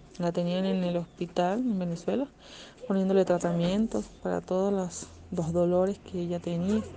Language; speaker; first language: Spanish; native; Spanish